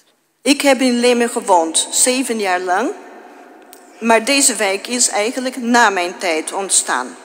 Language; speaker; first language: Dutch; non-native, fluent; Portuguese